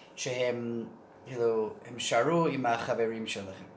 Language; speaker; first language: Hebrew; non-native, learner; English